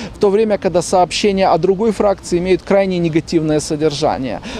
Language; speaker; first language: Russian; native; Russian